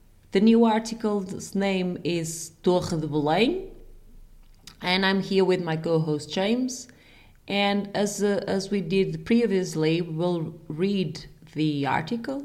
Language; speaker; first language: English; non-native, fluent; Portuguese